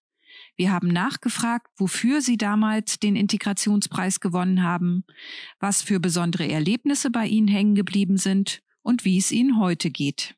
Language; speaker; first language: German; native; German